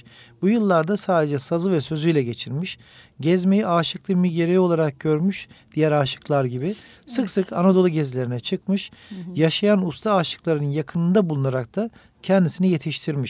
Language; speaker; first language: Turkish; native; Turkish